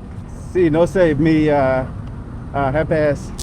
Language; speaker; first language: Spanish; non-native, learner; English